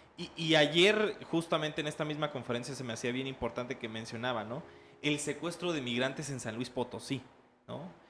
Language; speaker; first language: Spanish; native; Spanish